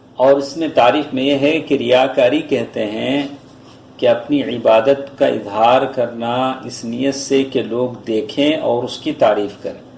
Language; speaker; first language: Urdu; native; Urdu